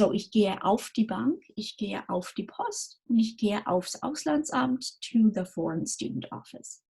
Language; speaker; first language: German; non-native, fluent; English